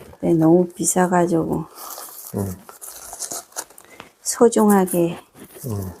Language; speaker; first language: Korean; non-native, learner; Vietnamese